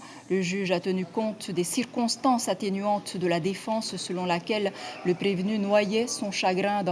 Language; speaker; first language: French; native; French